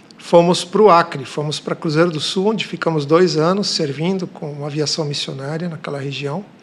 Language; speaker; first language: Portuguese; native; Portuguese